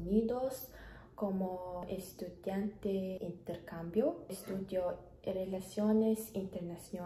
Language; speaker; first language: Spanish; non-native, learner; Mongolian